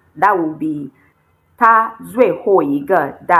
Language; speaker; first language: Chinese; non-native, fluent; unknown